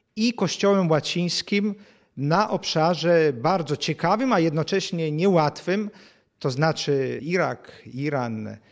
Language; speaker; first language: Polish; native; Polish